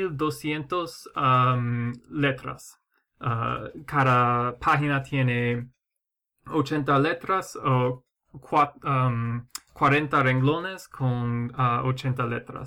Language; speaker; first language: Spanish; non-native, fluent; English